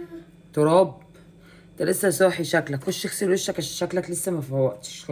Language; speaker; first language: Arabic; native; Arabic